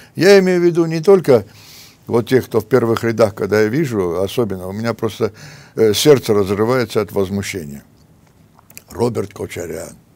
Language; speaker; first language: Russian; non-native, local second language; Armenian